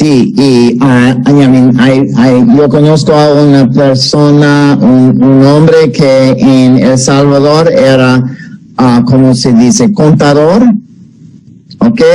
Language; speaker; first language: Spanish; non-native, fluent; English